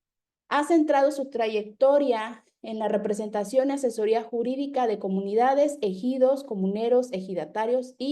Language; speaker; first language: Spanish; native; Spanish